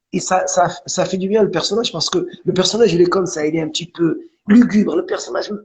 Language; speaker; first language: French; non-native, local second language; Arabic